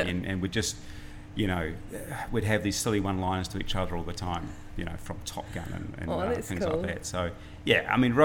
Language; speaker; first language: English; native; English